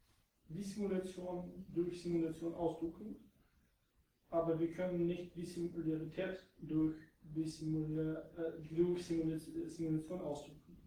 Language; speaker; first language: German; non-native, fluent; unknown